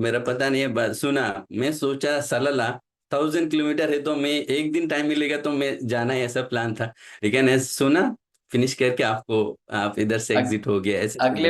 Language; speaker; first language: Hindi; non-native, local second language; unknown